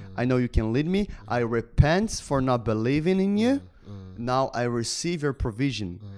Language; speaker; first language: English; non-native, fluent; Portuguese